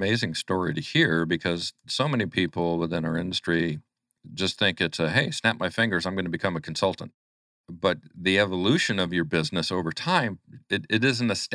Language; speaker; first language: English; native; English